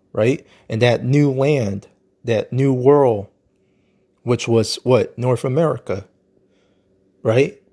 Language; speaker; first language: English; native; English